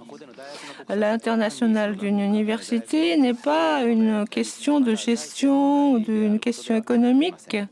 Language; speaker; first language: French; non-native, fluent; Japanese